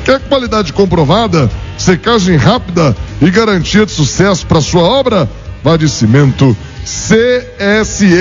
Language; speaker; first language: Portuguese; native; Portuguese